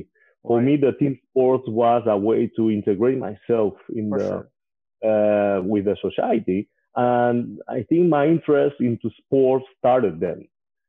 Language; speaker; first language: English; non-native, fluent; Spanish